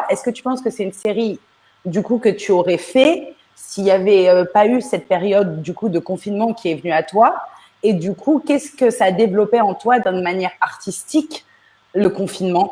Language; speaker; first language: French; native; French